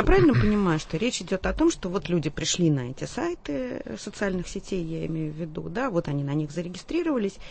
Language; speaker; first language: Russian; native; Russian